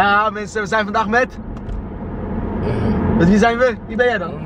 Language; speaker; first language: Dutch; native; Dutch